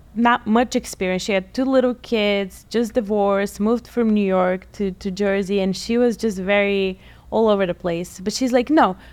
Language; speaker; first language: English; non-native, fluent; Bulgarian